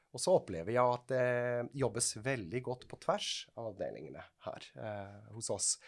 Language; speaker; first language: Norwegian; non-native, fluent; Swiss German